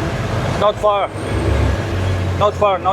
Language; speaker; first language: English; non-native, learner; Mongolian